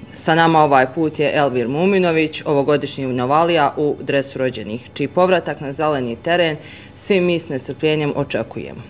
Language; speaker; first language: Croatian; native; Croatian